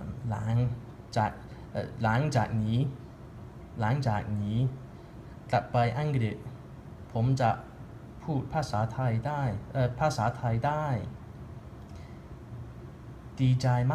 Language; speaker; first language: Thai; non-native, learner; English